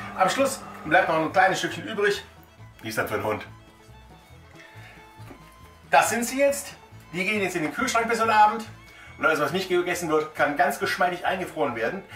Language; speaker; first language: German; native; German